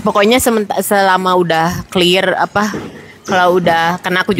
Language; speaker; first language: Indonesian; native; Indonesian